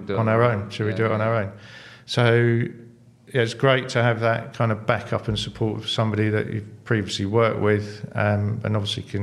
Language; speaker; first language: English; native; English